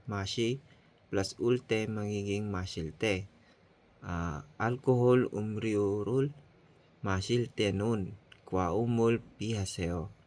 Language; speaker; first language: Korean; non-native, fluent; Filipino